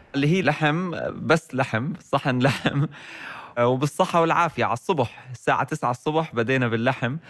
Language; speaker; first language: Arabic; native; Arabic